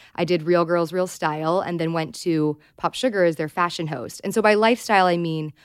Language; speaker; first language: English; native; English